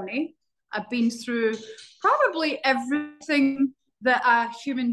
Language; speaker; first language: English; native; English